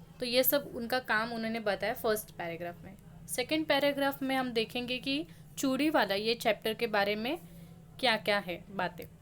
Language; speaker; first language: Hindi; non-native, local second language; Marathi